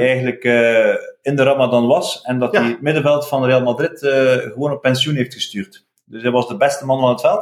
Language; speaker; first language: Dutch; native; Dutch